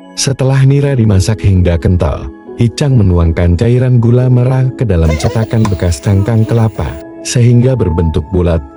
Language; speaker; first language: Indonesian; native; Indonesian